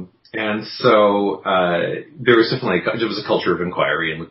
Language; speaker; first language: English; native; English